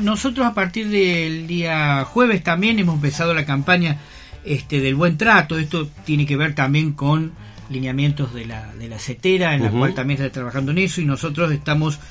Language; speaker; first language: Spanish; native; Spanish